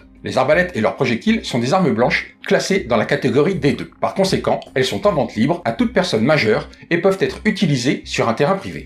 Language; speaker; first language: French; native; French